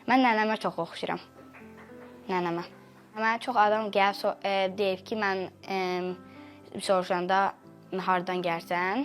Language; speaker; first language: Azerbaijani; early bilingual, heritage; Azerbaijani